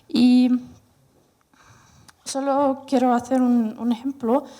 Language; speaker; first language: Spanish; non-native, fluent; Russian